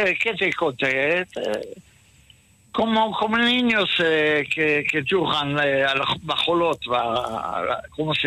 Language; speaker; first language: Spanish; early bilingual, heritage; Ladino